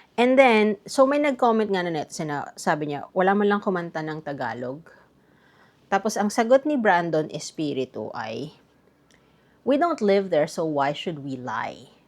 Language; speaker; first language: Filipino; native; Filipino